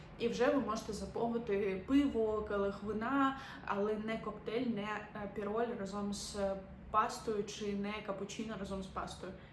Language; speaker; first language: Ukrainian; native; Ukrainian